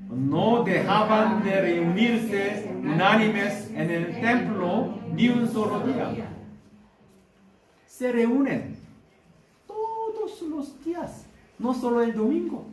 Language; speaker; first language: Spanish; non-native, learner; Korean